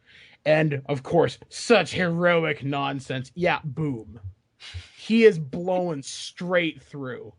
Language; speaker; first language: English; native; English